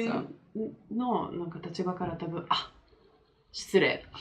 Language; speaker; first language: Japanese; non-native, fluent; French